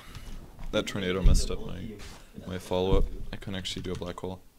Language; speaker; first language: English; native; English